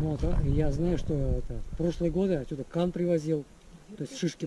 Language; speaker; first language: Russian; native; Russian